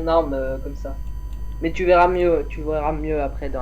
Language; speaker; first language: French; native; French